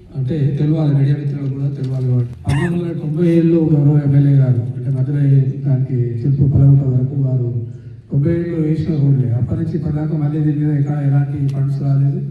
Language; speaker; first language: Telugu; native; Telugu